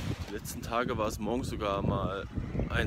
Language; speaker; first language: German; native; German